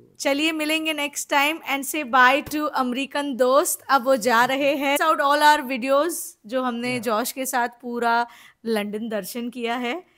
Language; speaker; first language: Hindi; native; Hindi